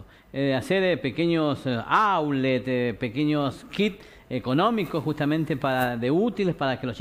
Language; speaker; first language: Spanish; native; Spanish